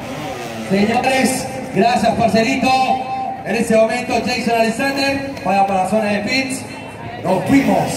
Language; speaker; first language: Spanish; native; Spanish